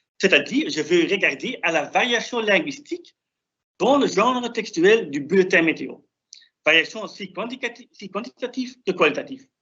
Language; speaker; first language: French; non-native, fluent; German